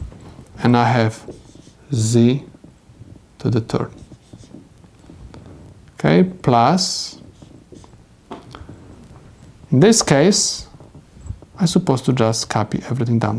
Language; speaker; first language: English; non-native, fluent; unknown